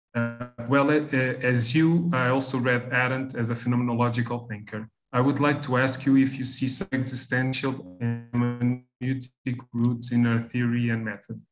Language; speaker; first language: English; non-native, fluent; Portuguese